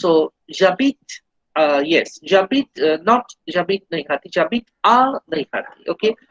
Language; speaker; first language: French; non-native, fluent; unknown